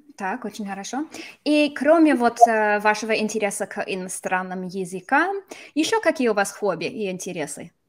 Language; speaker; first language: Russian; non-native, fluent; English